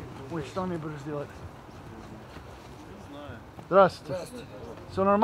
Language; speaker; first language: Russian; non-native, learner; English